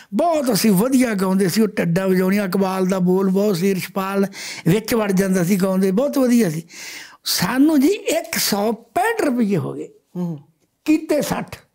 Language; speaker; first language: Punjabi; native; Punjabi